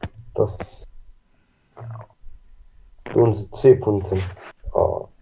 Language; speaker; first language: German; non-native, local second language; Luxembourgish